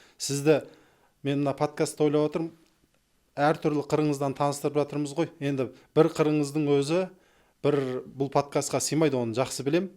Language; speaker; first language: Kazakh; native; Kazakh